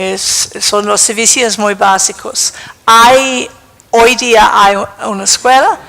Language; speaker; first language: Spanish; non-native, fluent; English